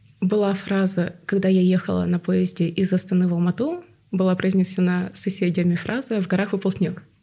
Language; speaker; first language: Russian; non-native, local second language; Tuvinian